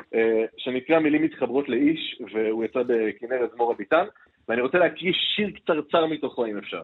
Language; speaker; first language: Hebrew; native; Hebrew